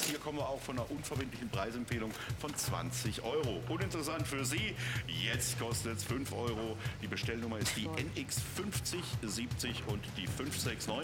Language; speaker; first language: German; native; German